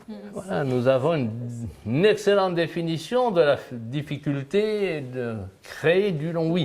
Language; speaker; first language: French; native; French